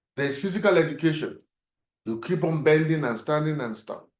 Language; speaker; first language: English; non-native, local second language; Yoruba